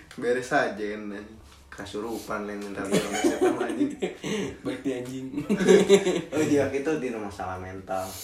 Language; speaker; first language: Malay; non-native, local second language; Sundanese